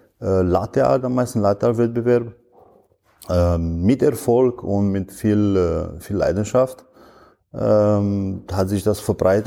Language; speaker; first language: German; non-native, fluent; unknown